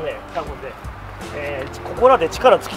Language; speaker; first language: Japanese; native; Japanese